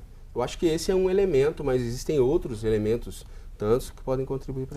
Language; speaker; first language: Portuguese; native; Portuguese